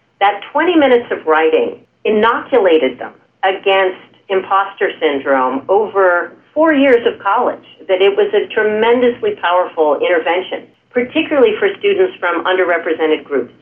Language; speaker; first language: English; native; English